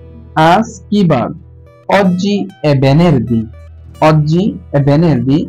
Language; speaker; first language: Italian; non-native, fluent; Bangla